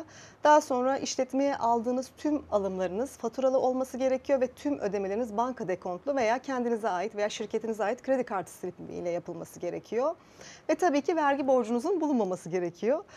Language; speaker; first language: Turkish; native; Turkish